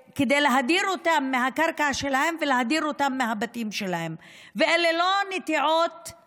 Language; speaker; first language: Hebrew; non-native, local second language; Arabic